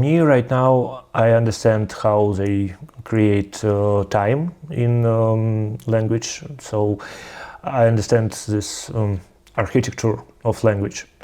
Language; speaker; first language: English; non-native, learner; Russian